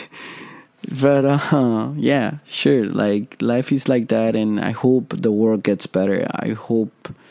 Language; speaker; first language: English; non-native, fluent; Spanish